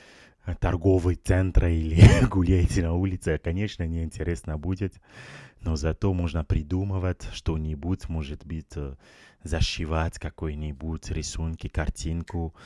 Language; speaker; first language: Russian; non-native, learner; French